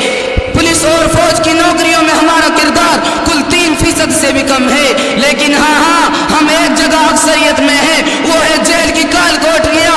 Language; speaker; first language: Urdu; native; Urdu